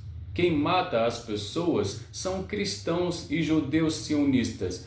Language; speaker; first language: Portuguese; non-native, learner; Arabic